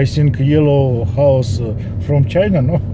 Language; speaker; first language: English; non-native, learner; Kazakh